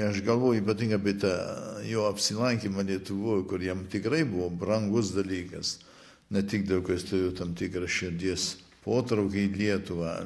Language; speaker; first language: Lithuanian; early bilingual, heritage; Lithuanian